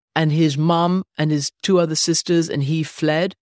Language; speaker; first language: English; early bilingual, other home language; Persian